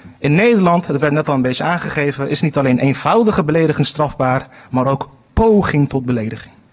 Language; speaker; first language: Dutch; early bilingual, other home language; Turkish